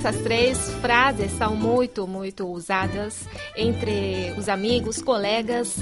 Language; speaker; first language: Portuguese; non-native, fluent; Chinese